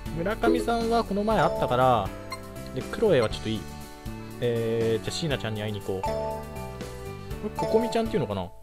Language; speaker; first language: Japanese; native; Japanese